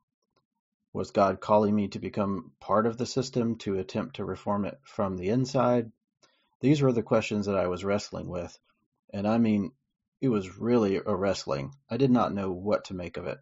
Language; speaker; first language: English; native; English